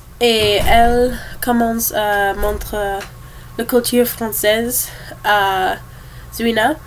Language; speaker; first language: French; non-native, learner; English